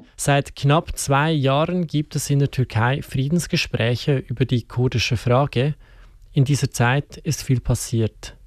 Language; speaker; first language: German; native; German